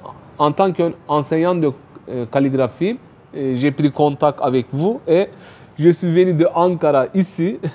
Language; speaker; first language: French; non-native, fluent; Turkish